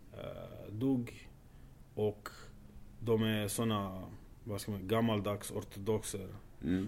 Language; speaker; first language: Swedish; non-native, fluent; Romanian